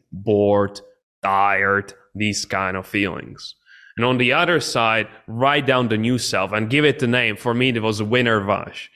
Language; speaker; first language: English; non-native, fluent; Czech